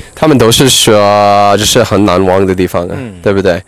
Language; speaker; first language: Chinese; non-native, fluent; English